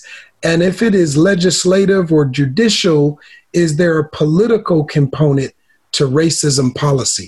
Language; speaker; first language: English; native; English